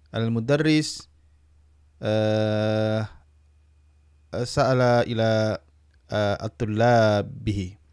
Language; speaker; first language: Arabic; non-native, fluent; Indonesian